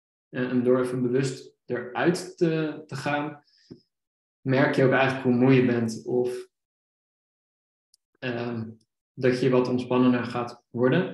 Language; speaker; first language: Dutch; native; Dutch